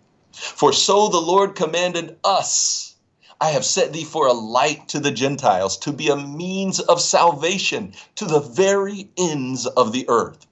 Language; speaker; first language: English; native; English